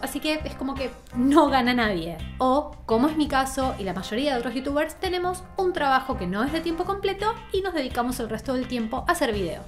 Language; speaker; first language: Spanish; native; Spanish